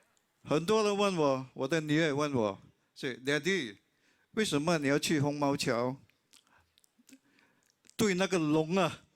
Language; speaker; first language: Chinese; non-native, local second language; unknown